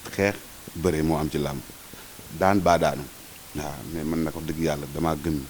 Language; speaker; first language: Wolof; native; Wolof